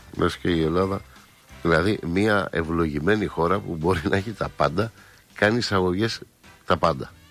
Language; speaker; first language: Greek; native; Greek